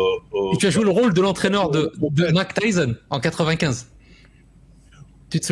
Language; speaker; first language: French; native; French